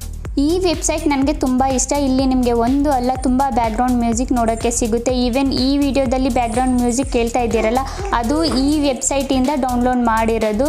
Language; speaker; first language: Kannada; native; Kannada